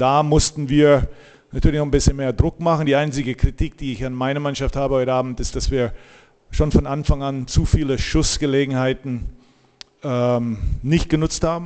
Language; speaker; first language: German; native; German